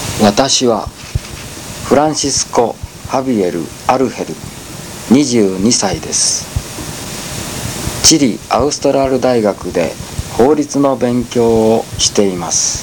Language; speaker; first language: Japanese; non-native, learner; Spanish